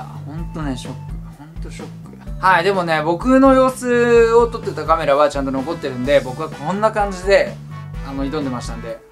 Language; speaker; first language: Japanese; native; Japanese